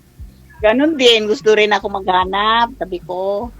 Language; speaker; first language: Filipino; non-native, local second language; Chavacano